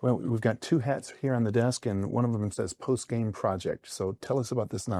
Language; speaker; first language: English; native; English